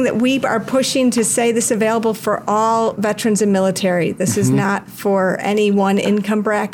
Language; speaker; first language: English; native; English